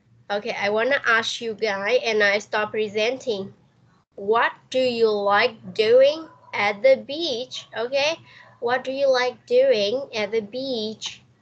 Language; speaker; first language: English; non-native, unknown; Vietnamese